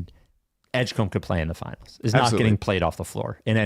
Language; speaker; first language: English; native; English